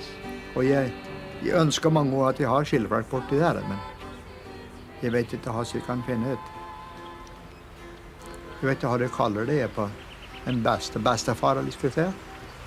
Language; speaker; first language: Norwegian; early bilingual, heritage; English